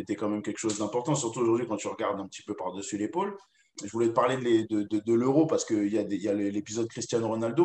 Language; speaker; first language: French; native; French